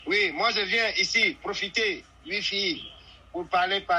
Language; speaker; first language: French; non-native, learner; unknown